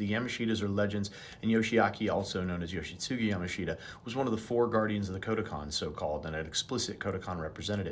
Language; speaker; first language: English; native; English